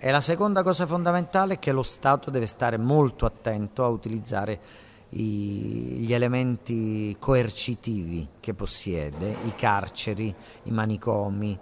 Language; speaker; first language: Italian; native; Italian